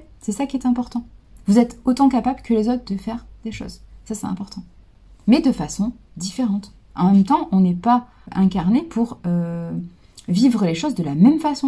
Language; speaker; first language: French; native; French